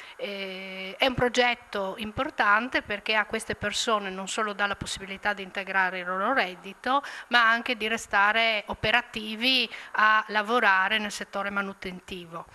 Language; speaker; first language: Italian; native; Italian